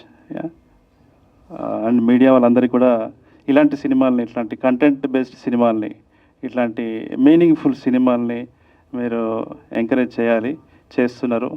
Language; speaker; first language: Telugu; native; Telugu